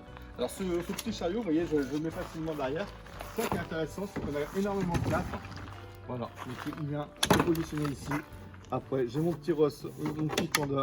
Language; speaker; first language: French; native; French